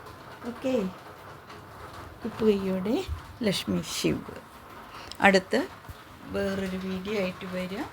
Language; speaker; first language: Malayalam; native; Malayalam